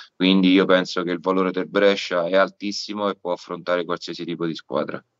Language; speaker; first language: Italian; native; Italian